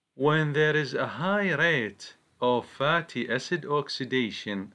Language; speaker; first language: English; non-native, fluent; Arabic